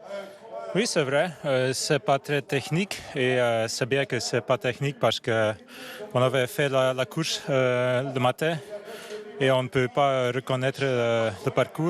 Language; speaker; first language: French; non-native, fluent; Dutch